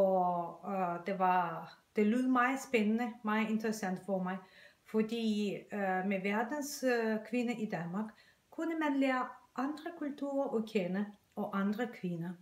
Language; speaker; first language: Danish; non-native, fluent; Azerbaijani